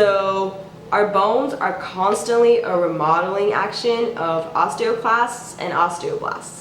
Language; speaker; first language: English; native; English